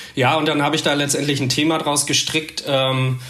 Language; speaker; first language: German; native; German